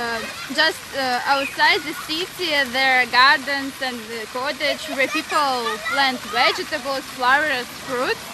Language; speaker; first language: English; non-native, learner; Russian